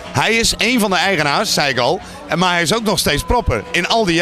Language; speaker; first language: Dutch; native; Dutch